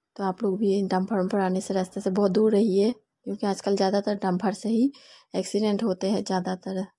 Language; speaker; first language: Hindi; non-native, local second language; Bangla